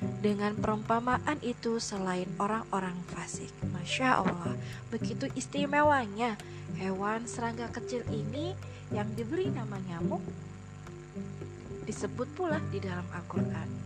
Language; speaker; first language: Indonesian; native; Indonesian